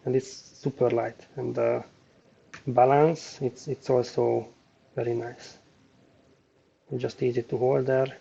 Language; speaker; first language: English; non-native, fluent; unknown